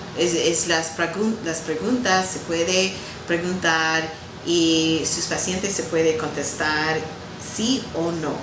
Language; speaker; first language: Spanish; non-native, learner; English